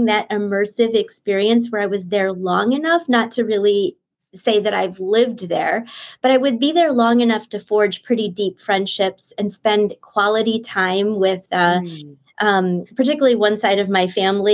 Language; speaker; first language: English; early bilingual, other home language; Bangla